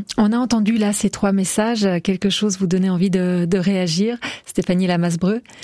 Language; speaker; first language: French; native; French